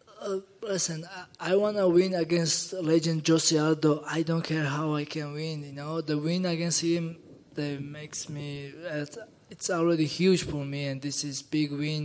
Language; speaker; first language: English; non-native, learner; Georgian